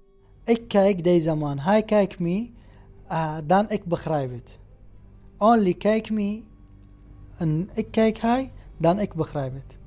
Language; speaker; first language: Dutch; non-native, learner; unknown